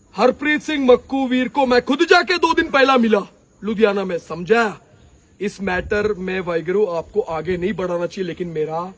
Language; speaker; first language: Hindi; non-native, local second language; Punjabi